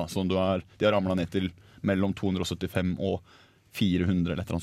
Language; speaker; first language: Norwegian; native; Norwegian